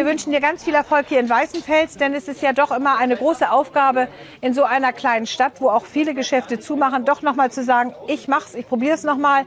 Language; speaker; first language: German; native; German